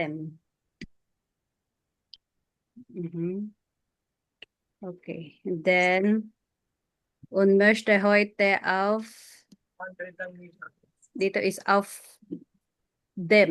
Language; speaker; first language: German; non-native, fluent; Filipino